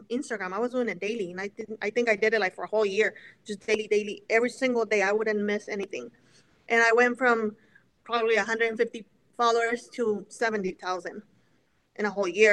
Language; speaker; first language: English; non-native, fluent; Spanish